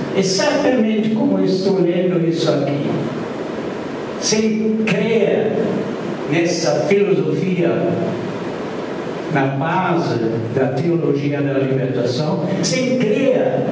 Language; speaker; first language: Portuguese; non-native, fluent; German